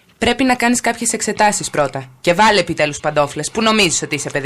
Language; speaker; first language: Greek; native; Greek